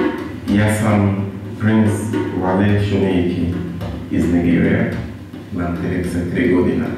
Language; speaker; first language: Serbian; non-native, learner; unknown